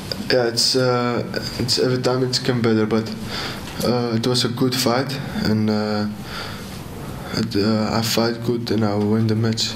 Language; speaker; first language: English; non-native, learner; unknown